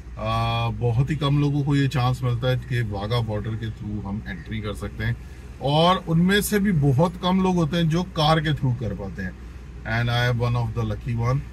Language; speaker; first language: Hindi; non-native, local second language; Punjabi